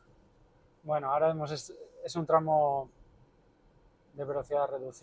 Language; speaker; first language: Spanish; native; Spanish